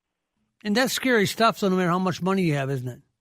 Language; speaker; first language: English; native; English